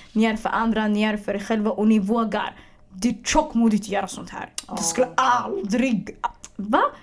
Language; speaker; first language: Swedish; early bilingual, other home language; Arabic